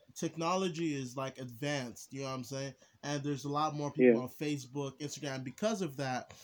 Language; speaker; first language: English; early bilingual, other home language; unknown